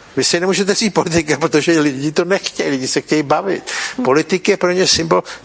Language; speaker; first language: Czech; native; Czech